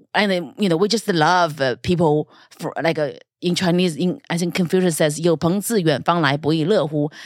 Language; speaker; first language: English; non-native, fluent; Chinese